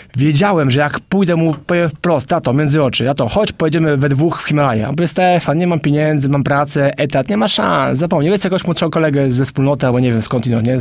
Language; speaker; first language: Polish; native; Polish